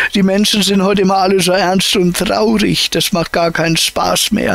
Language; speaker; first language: German; native; German